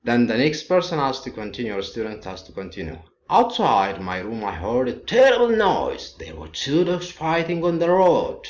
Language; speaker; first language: English; non-native, local second language; Amharic